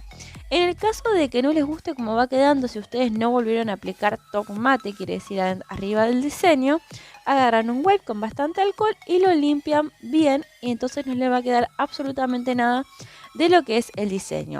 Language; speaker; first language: Spanish; native; Spanish